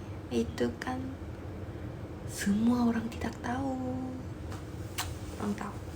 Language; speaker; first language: Indonesian; non-native, fluent; Korean